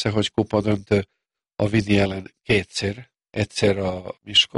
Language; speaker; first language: Hungarian; non-native, local second language; Serbian